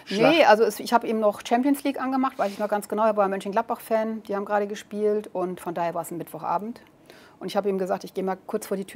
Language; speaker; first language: German; native; German